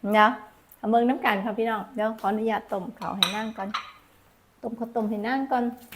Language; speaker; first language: Thai; non-native, local second language; Northeastern Thai